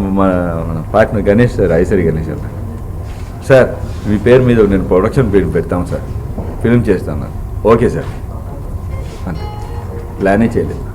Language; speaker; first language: Telugu; non-native, learner; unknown